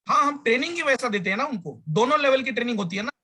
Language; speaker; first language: Hindi; non-native, local second language; Marathi